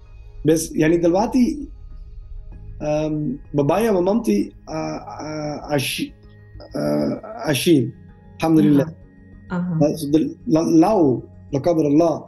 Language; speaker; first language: Arabic; non-native, learner; Dutch